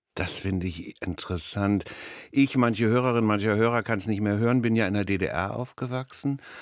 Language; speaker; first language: German; native; German